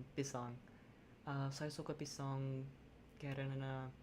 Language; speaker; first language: Indonesian; non-native, learner; English